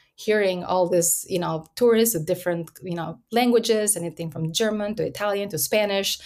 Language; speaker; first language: English; early bilingual, other home language; Albanian